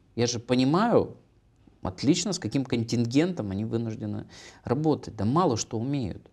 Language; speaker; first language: Russian; native; Russian